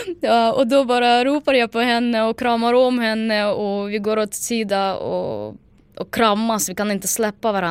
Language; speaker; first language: Swedish; non-native, fluent; Ukrainian